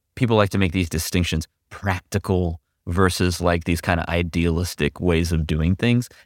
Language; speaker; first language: English; native; English